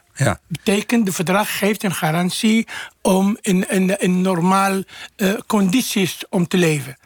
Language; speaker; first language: Dutch; non-native, fluent; Arabic